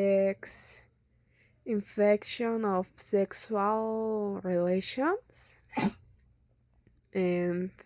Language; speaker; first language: English; non-native, learner; Spanish